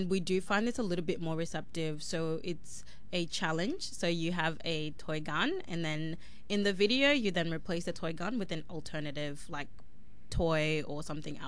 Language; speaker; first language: English; native; English